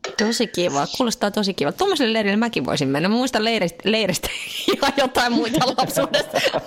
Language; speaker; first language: Finnish; native; Finnish